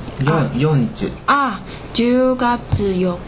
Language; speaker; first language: Japanese; non-native, learner; Chinese